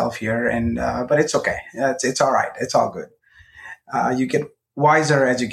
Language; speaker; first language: English; non-native, local second language; Nepali